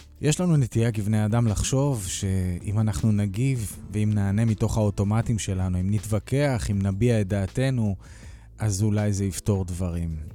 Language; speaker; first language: Hebrew; native; Hebrew